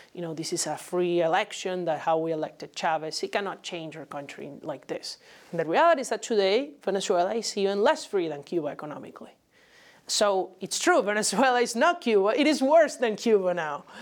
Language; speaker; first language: English; non-native, fluent; Spanish